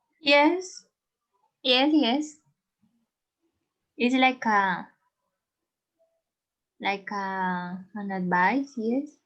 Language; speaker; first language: English; non-native, learner; Spanish